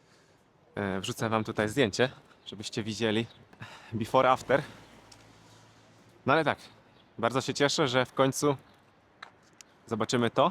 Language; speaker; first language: Polish; native; Polish